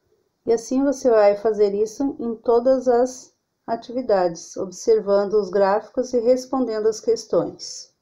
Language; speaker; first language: Portuguese; native; Portuguese